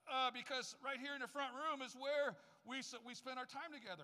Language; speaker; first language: English; native; English